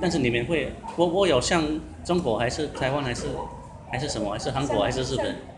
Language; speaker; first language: Chinese; non-native, learner; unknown